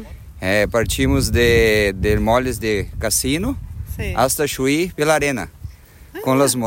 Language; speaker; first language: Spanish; non-native, learner; Portuguese